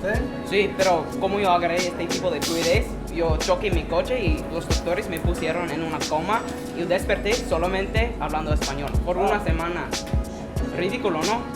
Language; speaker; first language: Spanish; non-native, learner; English